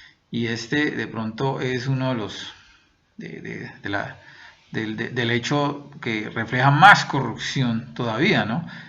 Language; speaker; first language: Spanish; native; Spanish